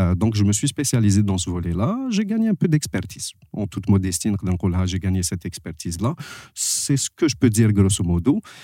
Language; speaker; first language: French; non-native, local second language; Arabic